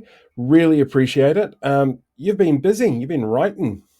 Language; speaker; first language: English; native; English